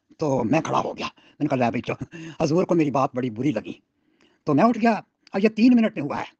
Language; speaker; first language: Urdu; non-native, local second language; Punjabi